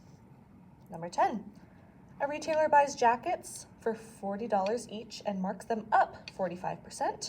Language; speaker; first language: English; native; English